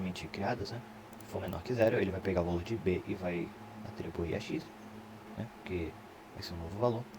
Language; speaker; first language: Portuguese; native; Portuguese